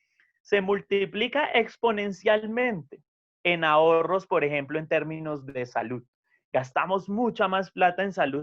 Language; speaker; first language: Spanish; native; Spanish